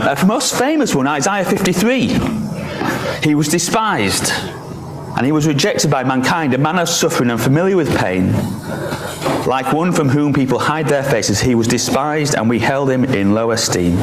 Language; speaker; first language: English; native; English